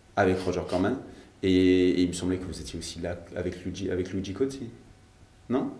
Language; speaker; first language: French; native; French